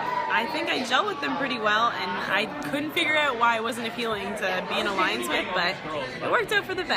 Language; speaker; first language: English; native; English